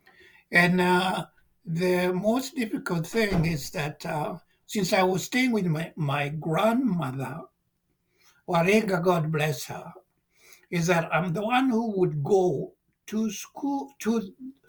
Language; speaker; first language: English; non-native, local second language; Kikuyu